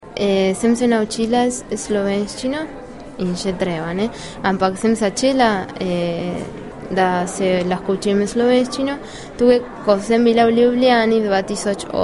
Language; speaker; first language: Slovenian; non-native, learner; Spanish